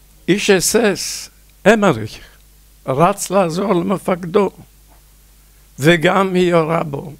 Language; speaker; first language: Hebrew; non-native, fluent; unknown